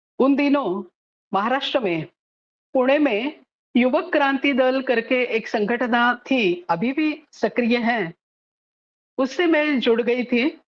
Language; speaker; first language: Hindi; non-native, local second language; Marathi